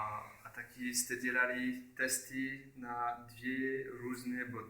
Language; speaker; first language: Czech; non-native, learner; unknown